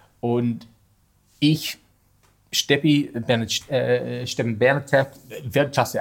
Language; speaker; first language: German; non-native, learner; English